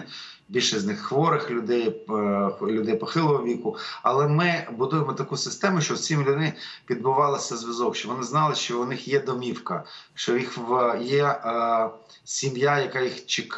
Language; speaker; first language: Ukrainian; native; Ukrainian